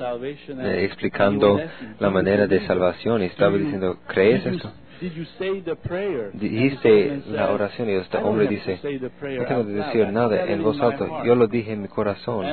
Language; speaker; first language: Spanish; non-native, learner; English